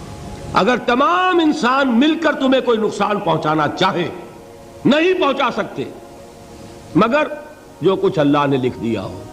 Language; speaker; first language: Urdu; native; Urdu